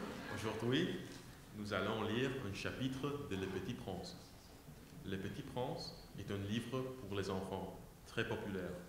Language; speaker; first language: French; non-native, learner; English